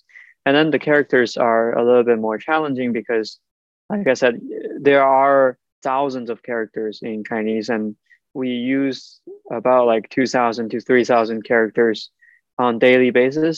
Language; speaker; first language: English; non-native, fluent; Chinese